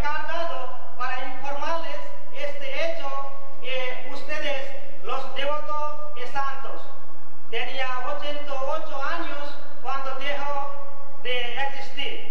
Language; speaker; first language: Spanish; non-native, learner; Gujarati